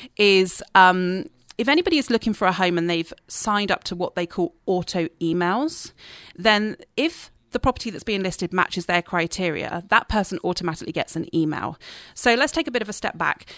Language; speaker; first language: English; native; English